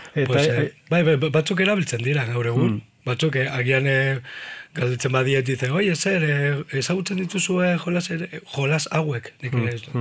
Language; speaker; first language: Basque; native; Basque